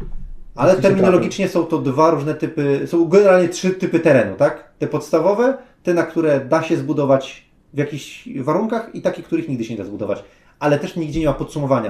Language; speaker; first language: Polish; native; Polish